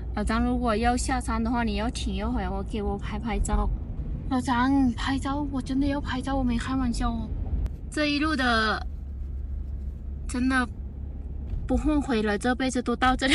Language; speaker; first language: Chinese; non-native, fluent; Lao